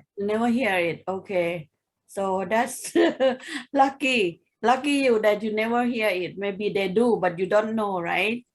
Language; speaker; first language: English; non-native, fluent; Thai